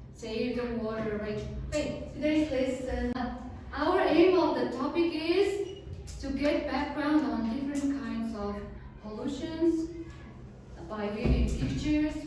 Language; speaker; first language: English; non-native, fluent; Mongolian